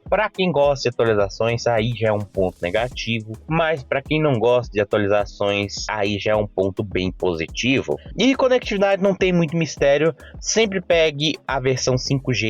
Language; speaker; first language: Portuguese; native; Portuguese